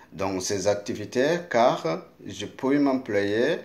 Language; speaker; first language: French; non-native, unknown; Arabic